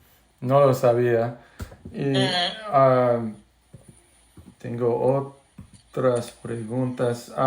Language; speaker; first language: Spanish; non-native, fluent; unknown